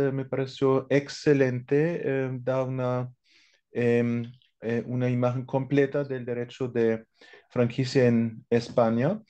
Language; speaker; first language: Spanish; non-native, fluent; German